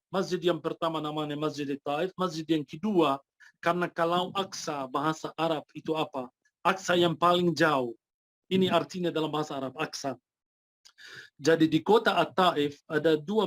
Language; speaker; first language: Indonesian; non-native, fluent; Arabic